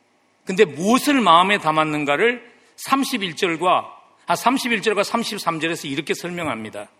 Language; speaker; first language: Korean; native; Korean